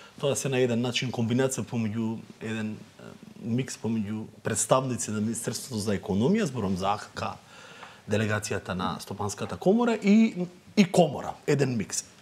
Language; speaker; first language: Macedonian; native; Macedonian